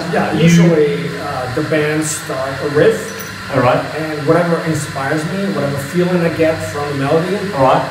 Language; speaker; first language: English; native; English